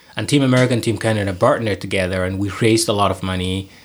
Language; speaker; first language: English; non-native, fluent; Somali